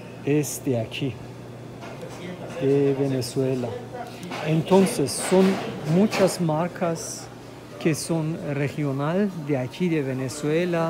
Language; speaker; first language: Spanish; non-native, fluent; German